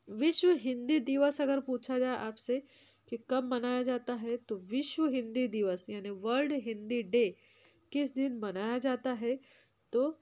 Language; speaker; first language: Hindi; native; Hindi